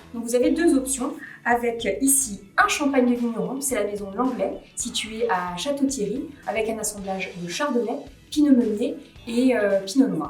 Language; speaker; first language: French; native; French